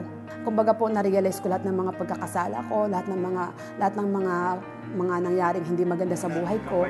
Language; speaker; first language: Filipino; native; Filipino